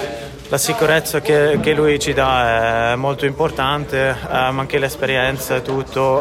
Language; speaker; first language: Italian; non-native, local second language; Swiss German